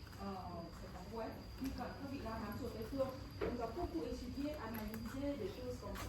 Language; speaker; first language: French; non-native, fluent; Vietnamese